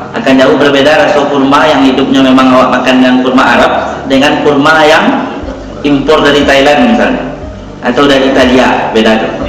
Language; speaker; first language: Malay; non-native, local second language; Minangkabau